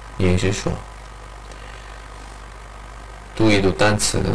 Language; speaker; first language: Chinese; non-native, learner; Korean